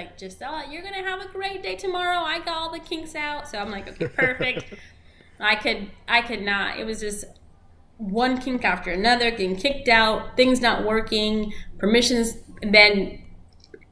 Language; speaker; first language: English; early bilingual, other home language; Spanish